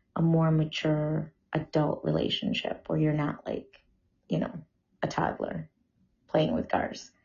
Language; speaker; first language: English; early bilingual, other home language; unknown